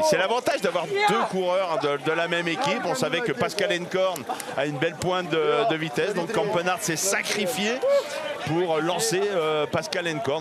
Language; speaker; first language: French; native; French